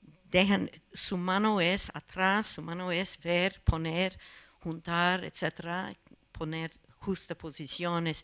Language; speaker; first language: Spanish; non-native, learner; English